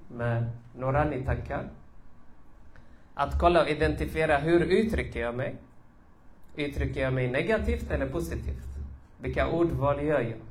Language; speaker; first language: Swedish; early bilingual, other home language; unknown